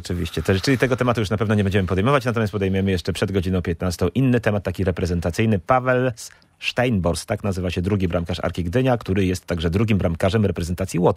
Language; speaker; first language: Polish; native; Polish